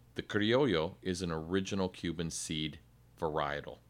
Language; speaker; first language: English; native; English